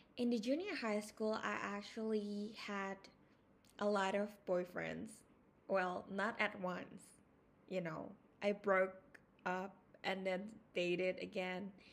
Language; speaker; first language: English; non-native, fluent; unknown